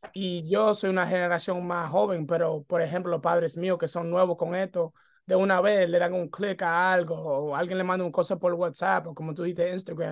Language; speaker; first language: Spanish; early bilingual, heritage; English